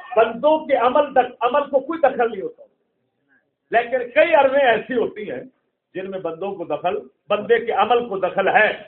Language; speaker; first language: Urdu; non-native, local second language; Punjabi